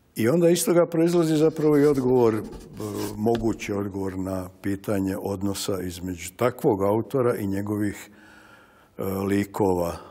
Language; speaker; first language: Serbian; native; Serbian